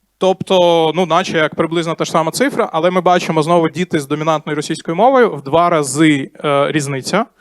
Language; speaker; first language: Ukrainian; non-native, local second language; Russian